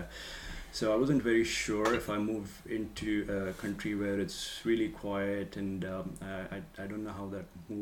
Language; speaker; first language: English; non-native, local second language; Marathi